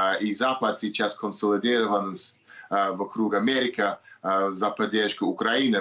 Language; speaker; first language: Russian; non-native, learner; English